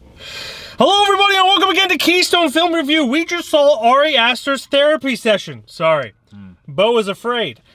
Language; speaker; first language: English; native; English